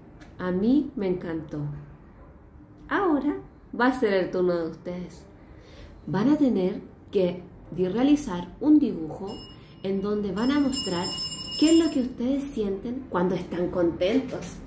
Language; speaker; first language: Spanish; native; Spanish